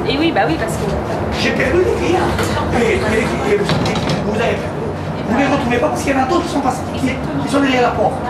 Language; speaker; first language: French; native; French